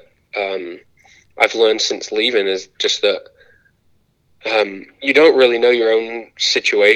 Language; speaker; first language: English; native; English